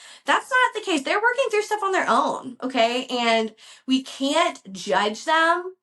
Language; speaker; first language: English; native; English